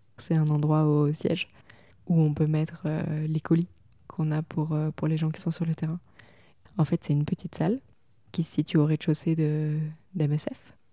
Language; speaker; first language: French; native; French